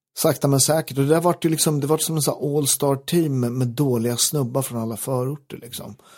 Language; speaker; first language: Swedish; native; Swedish